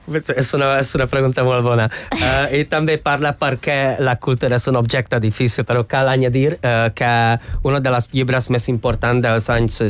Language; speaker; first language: Catalan; non-native, fluent; Hungarian